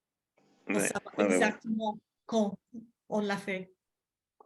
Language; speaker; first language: French; non-native, fluent; English